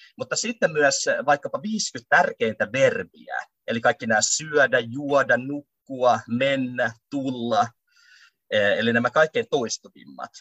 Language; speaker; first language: Finnish; early bilingual, other home language; Russian